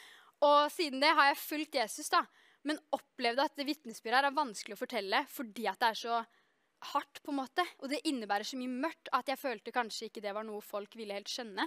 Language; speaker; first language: Norwegian; native; Norwegian